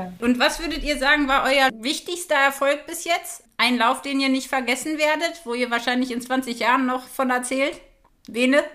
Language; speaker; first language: German; native; German